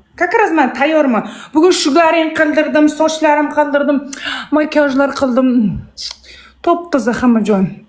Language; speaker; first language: Uzbek; non-native, local second language; Kara-Kalpak